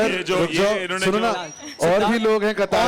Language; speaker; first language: Hindi; native; Hindi